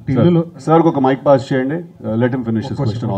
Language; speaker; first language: Telugu; native; Telugu